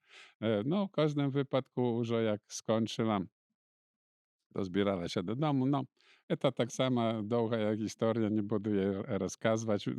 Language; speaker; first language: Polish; non-native, local second language; Belarusian